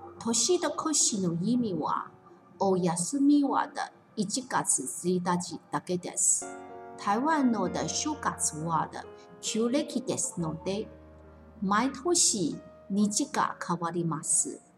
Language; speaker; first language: Japanese; non-native, fluent; Chinese